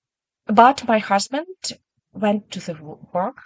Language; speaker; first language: English; non-native, learner; Ukrainian